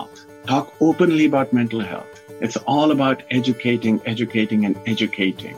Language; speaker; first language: English; non-native, local second language; Punjabi